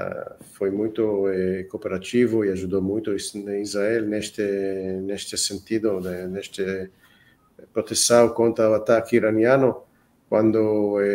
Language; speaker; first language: Portuguese; non-native, fluent; Hebrew